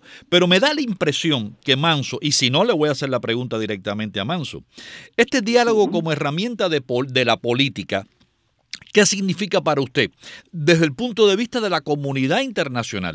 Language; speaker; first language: Spanish; native; Spanish